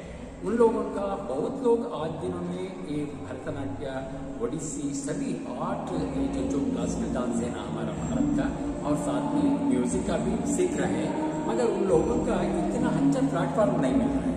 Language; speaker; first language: Hindi; non-native, local second language; Kannada